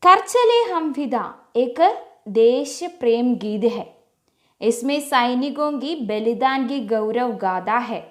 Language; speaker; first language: Hindi; non-native, local second language; Malayalam